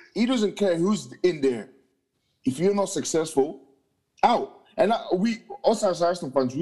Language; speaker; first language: English; native; English